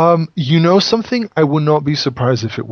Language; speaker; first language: English; non-native, fluent; Hebrew